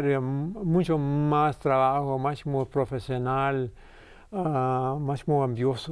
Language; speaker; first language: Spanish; early bilingual, heritage; English